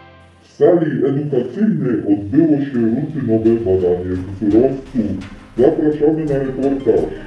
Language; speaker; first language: Polish; native; Polish